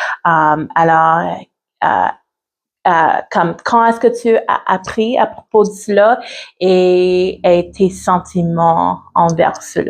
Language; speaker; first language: French; non-native, learner; English